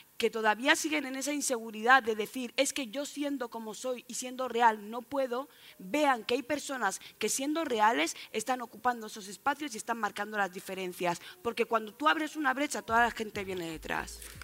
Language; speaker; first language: Spanish; native; Spanish